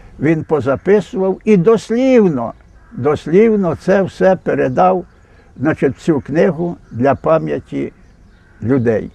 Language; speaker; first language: Ukrainian; native; Ukrainian